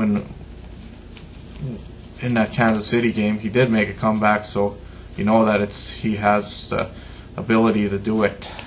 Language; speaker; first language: English; native; English